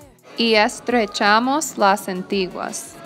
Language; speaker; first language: Spanish; non-native, fluent; English